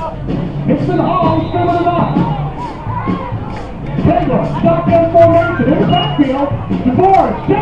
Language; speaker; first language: English; native; English